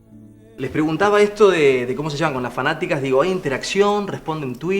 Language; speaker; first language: Spanish; native; Spanish